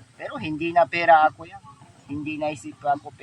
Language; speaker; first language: Filipino; non-native, learner; Japanese